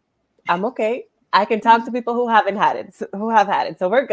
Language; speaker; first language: English; native; English